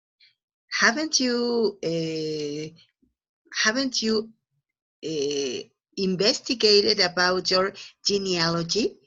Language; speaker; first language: English; non-native, fluent; Spanish